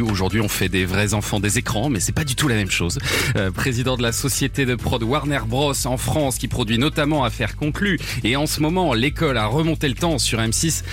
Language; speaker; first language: French; native; French